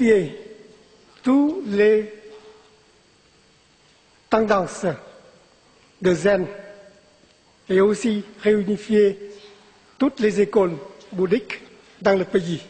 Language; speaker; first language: French; non-native, fluent; Vietnamese